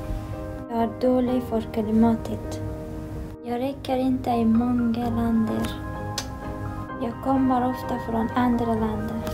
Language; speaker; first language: Swedish; non-native, learner; Persian